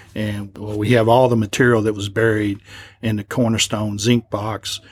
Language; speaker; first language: English; native; English